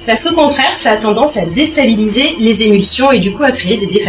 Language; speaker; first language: French; native; French